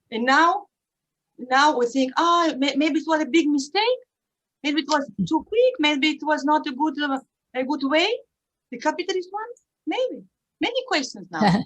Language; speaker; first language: English; non-native, learner; Russian